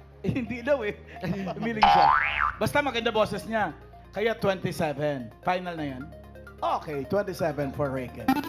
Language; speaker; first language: Filipino; native; Filipino